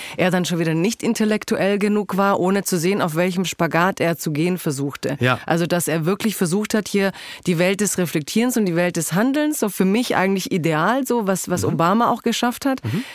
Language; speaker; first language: German; early bilingual, other home language; Croatian